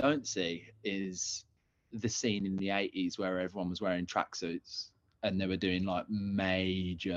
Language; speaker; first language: English; native; English